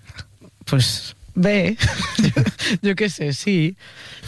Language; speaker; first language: Catalan; non-native, learner; Spanish